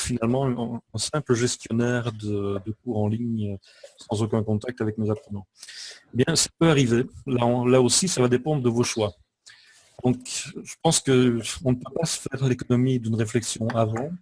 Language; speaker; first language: French; native; French